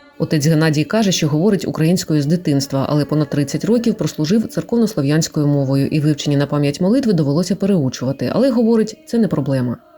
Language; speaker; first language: Ukrainian; native; Ukrainian